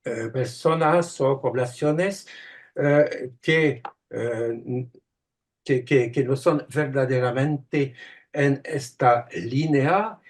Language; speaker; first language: Spanish; non-native, fluent; French